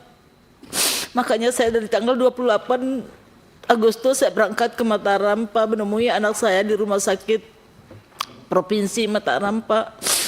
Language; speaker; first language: Indonesian; non-native, local second language; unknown